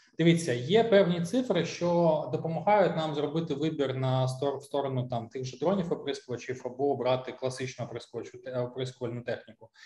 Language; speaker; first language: Ukrainian; non-native, local second language; Russian